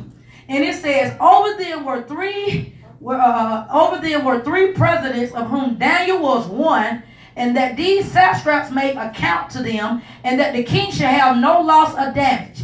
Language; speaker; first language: English; native; English